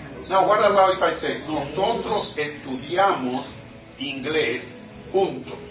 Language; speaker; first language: Spanish; non-native, fluent; English